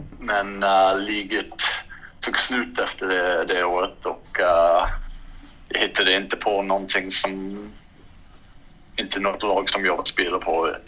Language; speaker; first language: Swedish; non-native, fluent; English